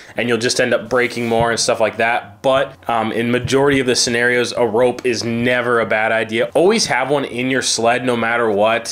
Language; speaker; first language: English; native; English